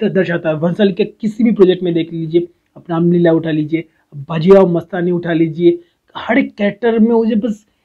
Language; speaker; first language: Hindi; non-native, local second language; Bangla